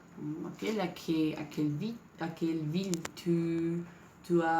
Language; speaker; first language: French; non-native, learner; Spanish